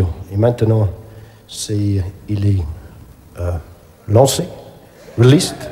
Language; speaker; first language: French; non-native, learner; English